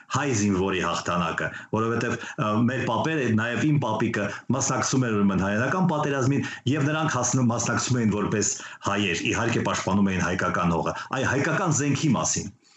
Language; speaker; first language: Armenian; native; Armenian